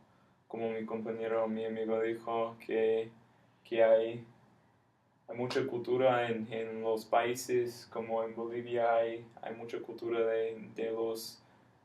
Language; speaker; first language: Spanish; non-native, fluent; English